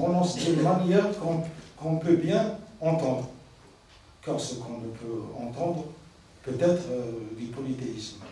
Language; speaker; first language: French; non-native, local second language; Arabic